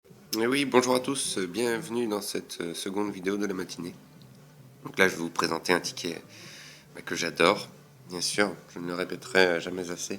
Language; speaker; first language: French; native; French